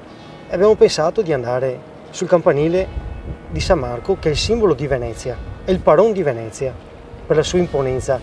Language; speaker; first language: Italian; native; Italian